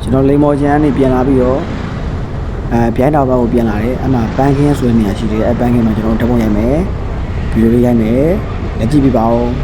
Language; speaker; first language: Burmese; native; Burmese